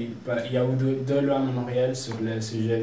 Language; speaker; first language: French; non-native, fluent; Spanish